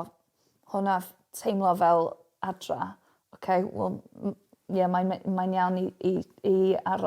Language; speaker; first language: Welsh; non-native, local second language; English